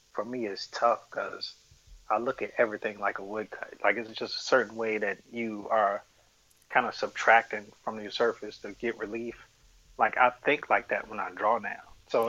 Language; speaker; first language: English; native; English